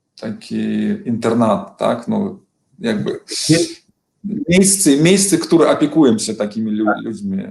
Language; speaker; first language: Polish; non-native, learner; Belarusian